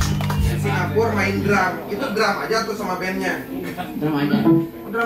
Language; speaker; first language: Indonesian; non-native, local second language; Sundanese